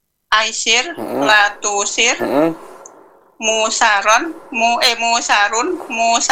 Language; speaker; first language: Arabic; non-native, learner; Indonesian